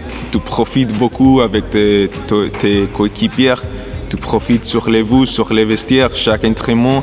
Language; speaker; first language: French; non-native, fluent; Spanish